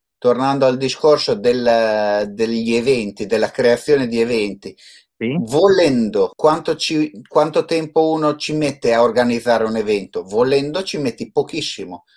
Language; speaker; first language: Italian; native; Italian